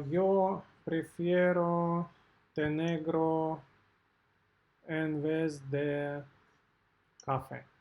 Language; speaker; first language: Spanish; non-native, learner; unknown